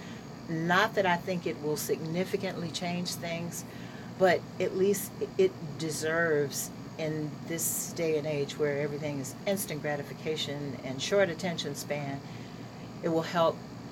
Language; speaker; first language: English; native; English